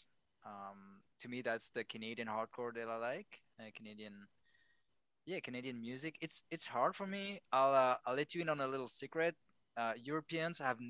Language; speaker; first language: English; non-native, fluent; French